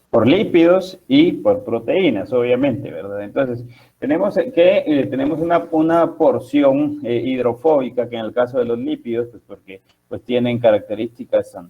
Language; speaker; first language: Spanish; native; Spanish